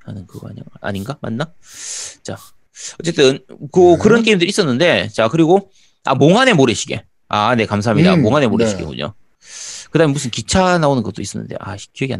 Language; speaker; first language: Korean; native; Korean